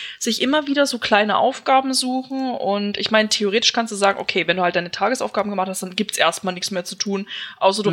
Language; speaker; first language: German; native; German